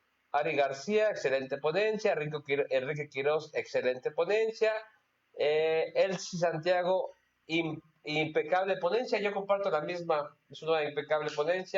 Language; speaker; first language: Spanish; native; Spanish